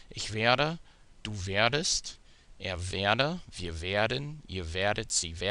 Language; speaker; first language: German; non-native, fluent; English